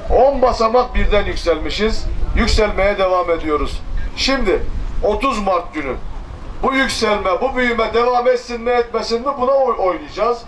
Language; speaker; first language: Turkish; native; Turkish